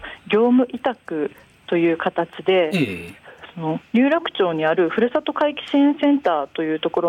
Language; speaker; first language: Japanese; native; Japanese